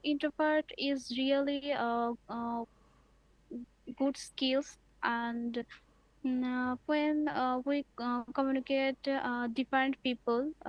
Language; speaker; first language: English; non-native, learner; Bangla